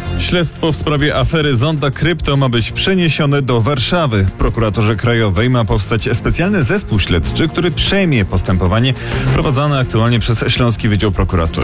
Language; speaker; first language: Polish; native; Polish